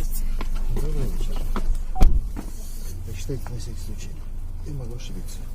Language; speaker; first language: Russian; non-native, local second language; Uzbek